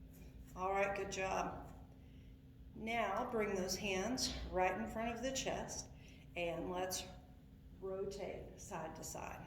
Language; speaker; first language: English; native; English